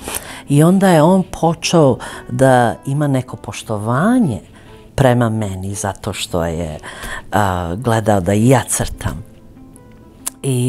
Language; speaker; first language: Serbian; early bilingual, other home language; Croatian